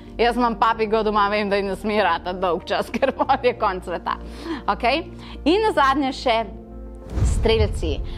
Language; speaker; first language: Slovenian; non-native, local second language; Croatian